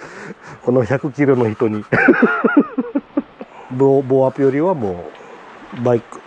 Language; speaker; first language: Japanese; non-native, fluent; Indonesian